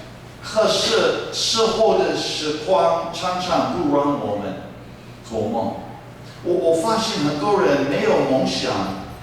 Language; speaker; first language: Chinese; non-native, fluent; English